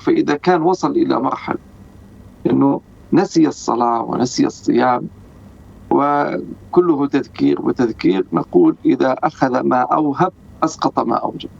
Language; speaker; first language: Arabic; native; Arabic